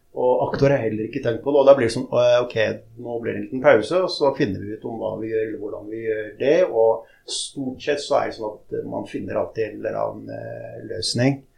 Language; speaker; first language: Norwegian; early bilingual, other home language; Arabic